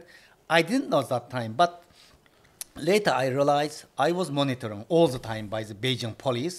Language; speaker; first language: English; non-native, learner; Chinese